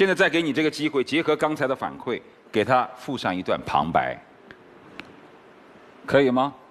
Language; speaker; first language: Chinese; native; Chinese